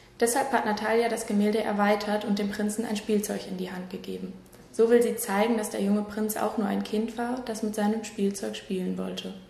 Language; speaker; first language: German; native; German